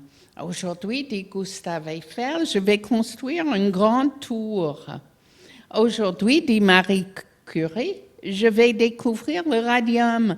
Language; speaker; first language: French; non-native, fluent; English